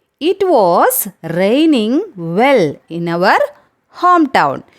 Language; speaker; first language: English; non-native, local second language; Malayalam